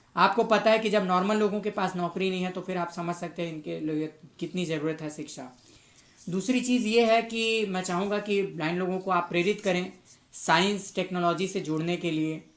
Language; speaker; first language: Hindi; native; Hindi